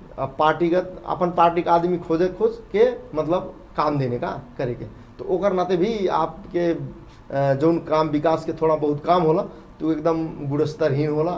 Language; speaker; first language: Bhojpuri; non-native, local second language; Dangaura Tharu